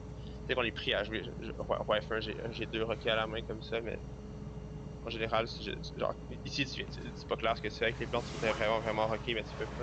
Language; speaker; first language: French; native; French